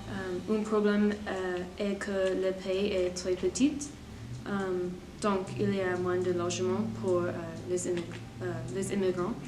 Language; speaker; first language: French; non-native, learner; English